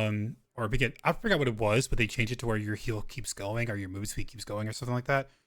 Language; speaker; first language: English; native; English